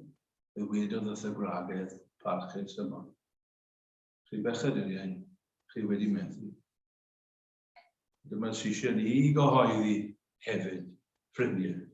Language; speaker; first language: Welsh; native; Welsh